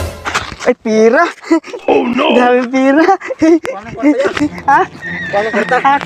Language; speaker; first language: Filipino; non-native, local second language; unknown